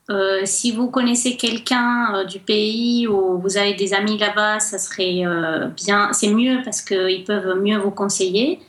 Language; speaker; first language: French; non-native, fluent; Spanish